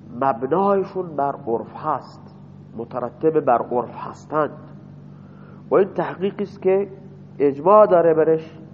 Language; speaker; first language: Persian; non-native, local second language; Baluchi